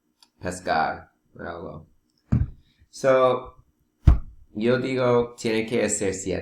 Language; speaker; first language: Spanish; non-native, learner; English